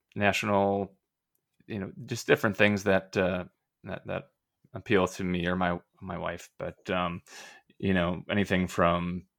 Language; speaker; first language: English; native; English